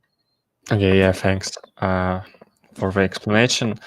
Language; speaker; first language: English; non-native, learner; Russian